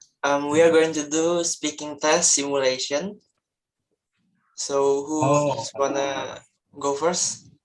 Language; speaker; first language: English; non-native, learner; Indonesian